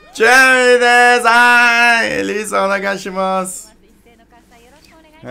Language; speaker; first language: Japanese; non-native, learner; English